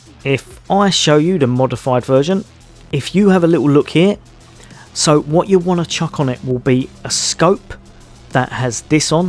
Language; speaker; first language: English; native; English